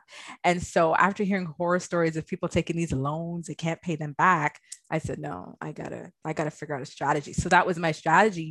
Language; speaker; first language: English; native; English